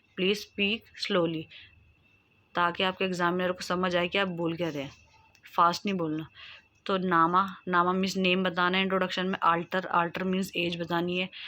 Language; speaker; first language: Hindi; native; Hindi